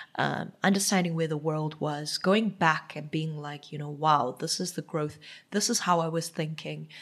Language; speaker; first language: English; non-native, local second language; Xhosa